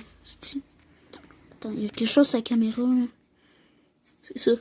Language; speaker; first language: French; native; French